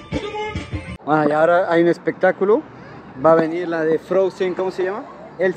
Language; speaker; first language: Spanish; native; Spanish